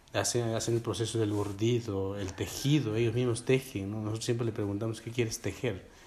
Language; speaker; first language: Spanish; non-native, local second language; Quechua